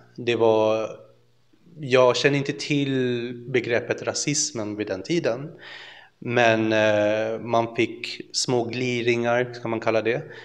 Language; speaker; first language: Swedish; early bilingual, other home language; Filipino